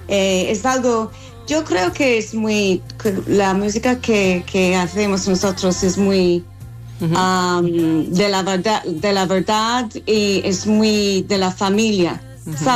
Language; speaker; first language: Spanish; non-native, learner; English